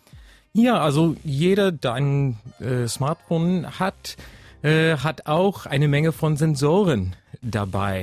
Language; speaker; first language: German; non-native, fluent; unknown